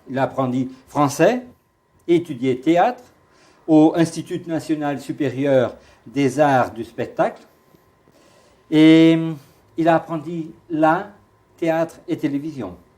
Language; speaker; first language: French; non-native, fluent; Portuguese